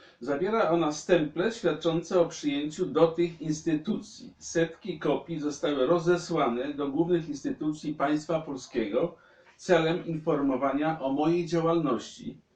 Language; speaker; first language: Polish; native; Polish